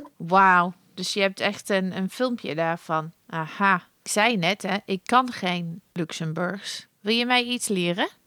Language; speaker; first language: Dutch; non-native, fluent; English